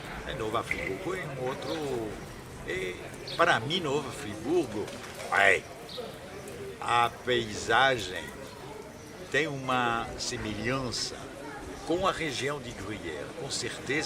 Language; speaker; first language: Portuguese; non-native, fluent; French